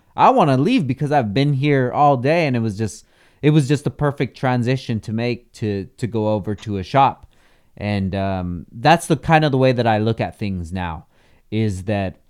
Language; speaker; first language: English; native; English